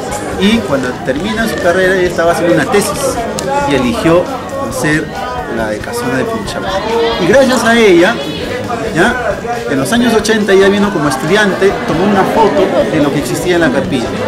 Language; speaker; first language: Spanish; native; Spanish